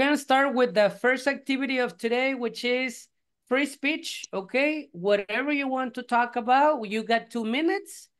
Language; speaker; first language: English; non-native, fluent; Spanish